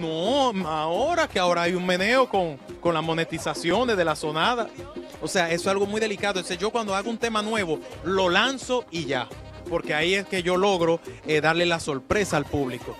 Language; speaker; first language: Spanish; native; Spanish